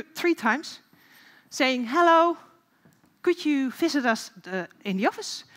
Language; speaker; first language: English; non-native, fluent; Dutch